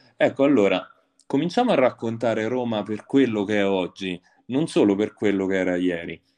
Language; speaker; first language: Italian; native; Italian